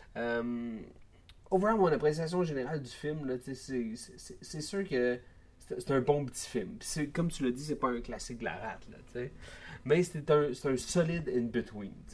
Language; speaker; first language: French; native; French